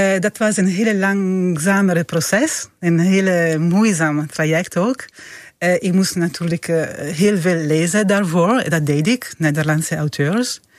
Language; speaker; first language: Dutch; non-native, fluent; Italian